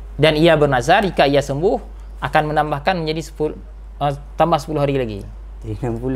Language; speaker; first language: Malay; non-native, local second language; Achinese